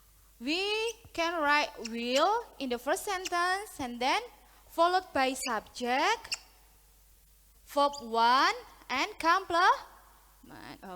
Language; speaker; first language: English; non-native, learner; Indonesian